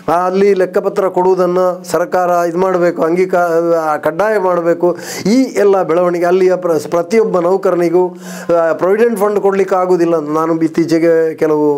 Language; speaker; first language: Kannada; native; Kannada